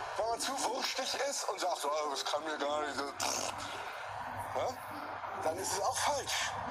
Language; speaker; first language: German; native; German